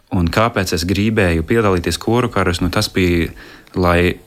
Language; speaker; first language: Latvian; non-native, fluent; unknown